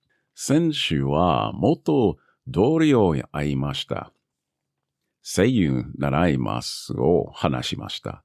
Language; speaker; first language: Japanese; non-native, learner; English